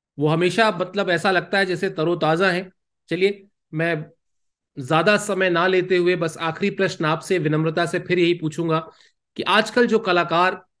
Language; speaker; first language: Hindi; native; Hindi